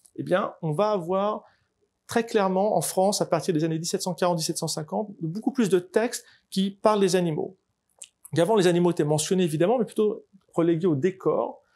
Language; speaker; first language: French; native; French